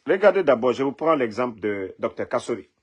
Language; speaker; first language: French; non-native, local second language; Mandingo